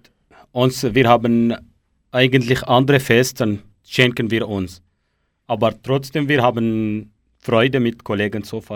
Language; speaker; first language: German; non-native, learner; Kurdish